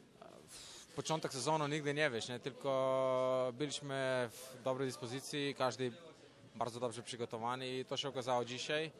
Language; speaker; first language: Polish; non-native, fluent; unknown